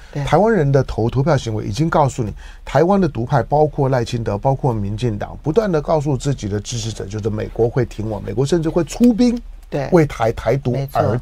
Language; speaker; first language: Chinese; native; Chinese